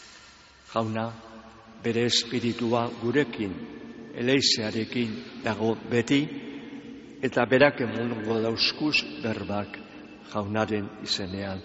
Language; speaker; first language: Basque; native; Basque